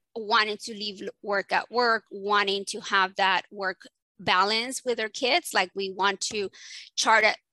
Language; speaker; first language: English; early bilingual, other home language; Spanish